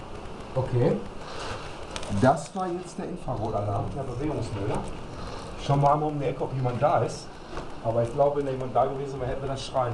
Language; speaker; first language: German; native; German